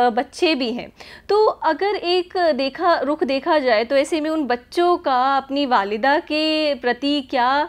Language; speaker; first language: Hindi; native; Hindi